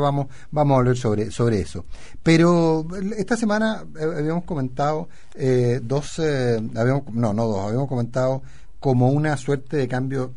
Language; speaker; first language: Spanish; native; Spanish